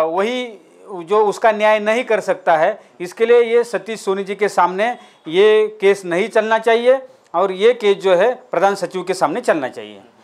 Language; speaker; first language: Hindi; non-native, local second language; Marathi